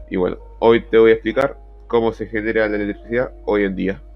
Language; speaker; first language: Spanish; native; Spanish